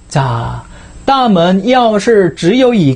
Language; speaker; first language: Chinese; non-native, fluent; Korean